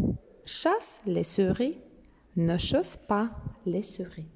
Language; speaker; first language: French; non-native, fluent; Russian